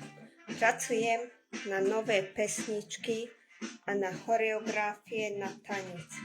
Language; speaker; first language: Slovak; non-native, local second language; Hungarian